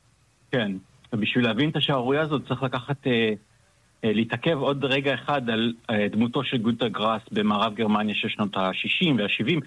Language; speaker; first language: Hebrew; native; Hebrew